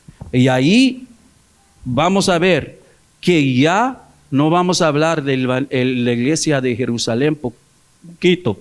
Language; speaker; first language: Spanish; early bilingual, heritage; English